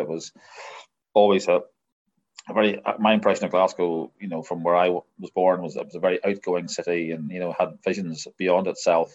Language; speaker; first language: English; native; English